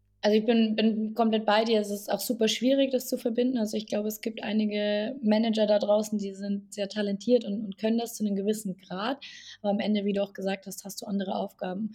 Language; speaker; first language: German; native; German